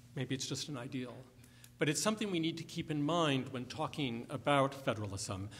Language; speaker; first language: English; native; English